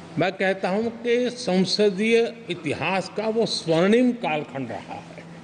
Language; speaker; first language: Hindi; non-native, local second language; Gujarati